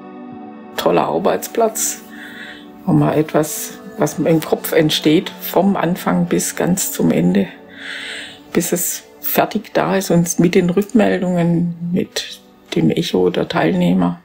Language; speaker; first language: German; native; German